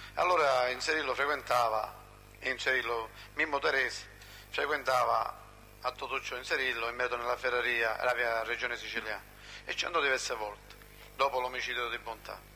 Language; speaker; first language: Italian; non-native, local second language; Sicilian